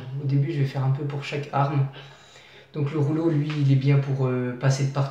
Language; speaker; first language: French; native; French